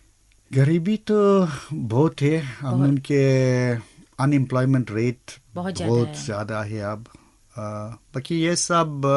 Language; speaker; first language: Hindi; early bilingual, heritage; Hindi